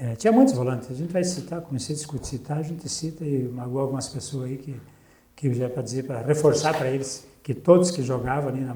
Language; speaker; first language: Portuguese; native; Portuguese